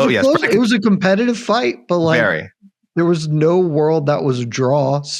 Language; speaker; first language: English; native; English